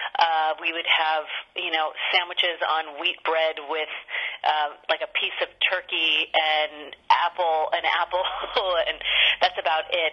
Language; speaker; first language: English; native; English